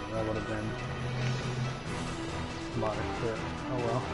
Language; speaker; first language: English; native; English